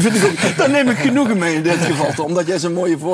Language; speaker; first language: Dutch; native; Dutch